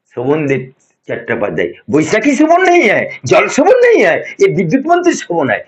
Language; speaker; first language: Hindi; non-native, local second language; Bangla